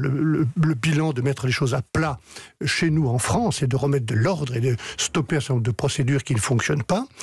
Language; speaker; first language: French; native; French